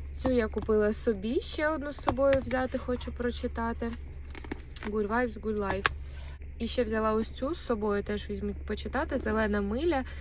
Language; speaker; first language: Ukrainian; native; Ukrainian